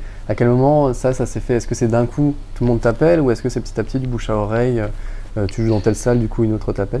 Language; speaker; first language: French; native; French